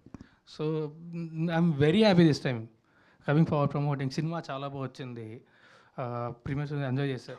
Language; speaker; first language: Telugu; native; Telugu